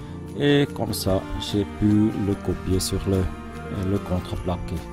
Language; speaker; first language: French; non-native, local second language; German